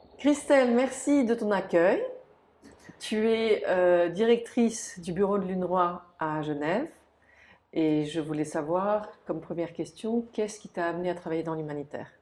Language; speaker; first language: French; native; French